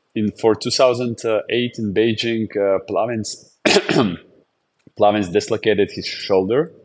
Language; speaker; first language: English; non-native, fluent; Latvian